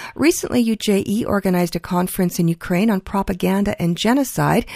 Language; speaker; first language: English; early bilingual, other home language; Ukrainian